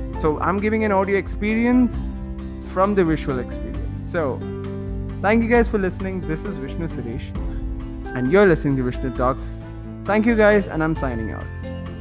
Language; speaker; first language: Malayalam; early bilingual, heritage; Malayalam